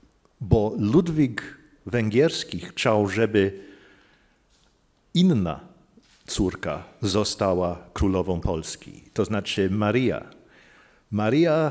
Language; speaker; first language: Polish; non-native, fluent; English